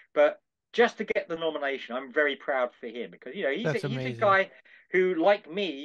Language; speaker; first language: English; native; English